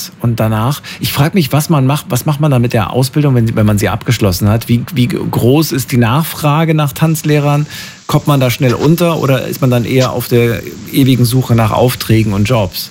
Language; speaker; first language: German; native; German